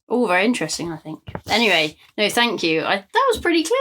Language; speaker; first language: English; native; English